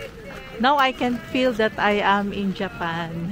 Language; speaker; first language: English; non-native, local second language; Filipino